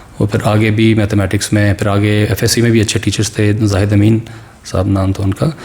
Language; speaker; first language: Urdu; non-native, local second language; Pashto